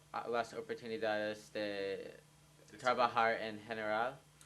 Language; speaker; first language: Spanish; non-native, learner; English